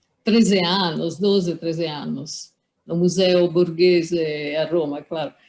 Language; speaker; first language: Portuguese; non-native, fluent; Italian